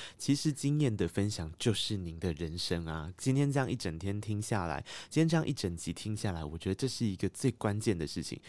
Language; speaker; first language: Chinese; native; Chinese